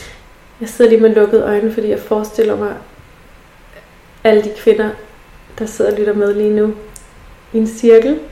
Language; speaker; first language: Danish; native; Danish